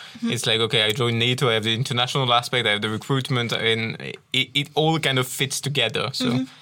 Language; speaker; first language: English; non-native, fluent; French